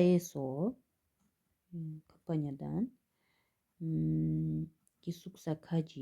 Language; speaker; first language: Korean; non-native, fluent; Kyrgyz